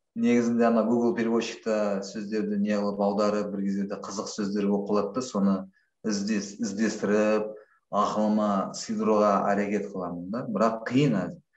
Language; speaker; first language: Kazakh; non-native, local second language; Russian